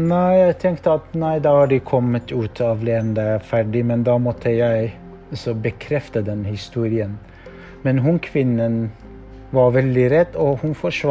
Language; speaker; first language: Norwegian; non-native, fluent; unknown